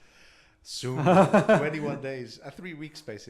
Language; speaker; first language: English; non-native, fluent; Dutch